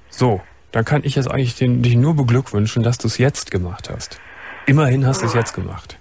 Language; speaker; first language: German; native; German